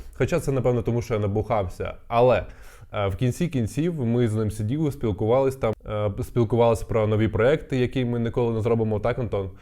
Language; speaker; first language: Ukrainian; non-native, local second language; Russian